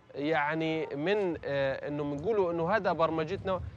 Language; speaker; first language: Arabic; native; Arabic